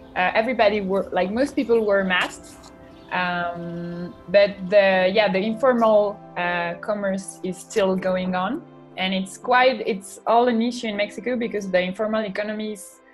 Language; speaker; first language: English; non-native, fluent; French